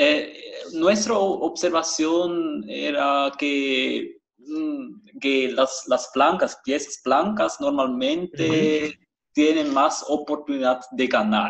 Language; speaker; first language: Spanish; non-native, fluent; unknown